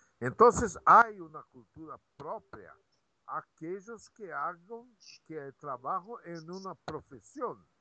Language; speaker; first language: Spanish; non-native, fluent; Portuguese